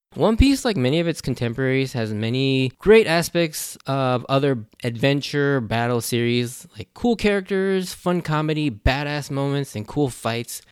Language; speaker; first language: English; native; English